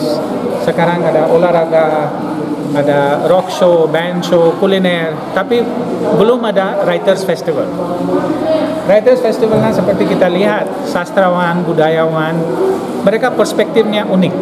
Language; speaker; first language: Indonesian; non-native, fluent; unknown